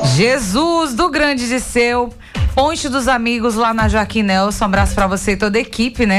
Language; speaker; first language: Portuguese; native; Portuguese